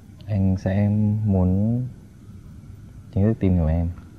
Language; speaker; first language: Vietnamese; native; Vietnamese